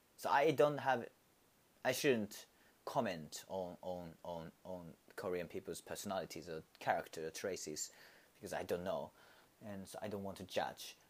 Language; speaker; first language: English; non-native, learner; Japanese